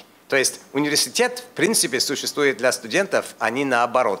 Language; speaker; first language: Russian; non-native, fluent; English